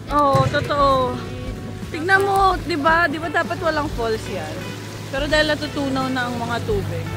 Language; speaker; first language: Filipino; native; Filipino